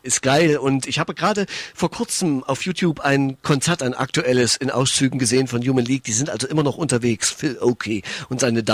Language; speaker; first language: German; native; German